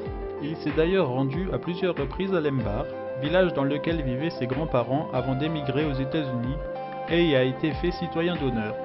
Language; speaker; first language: French; native; French